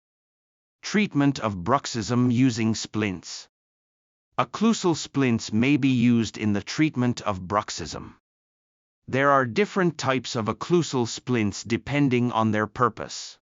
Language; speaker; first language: English; non-native, fluent; Japanese